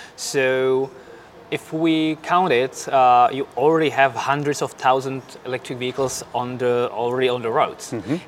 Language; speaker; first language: English; non-native, fluent; Czech